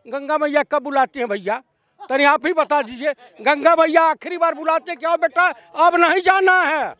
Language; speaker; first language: Hindi; native; Hindi